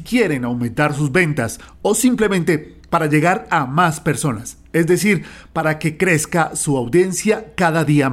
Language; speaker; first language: Spanish; native; Spanish